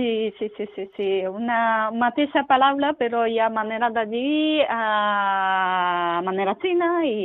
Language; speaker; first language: Catalan; non-native, learner; Japanese